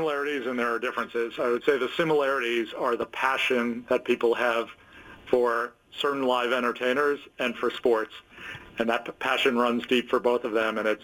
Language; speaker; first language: English; native; English